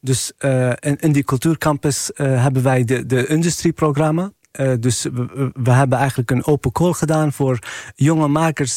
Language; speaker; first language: Dutch; non-native, fluent; Arabic